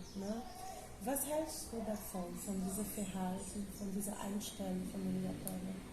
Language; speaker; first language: German; non-native, fluent; Portuguese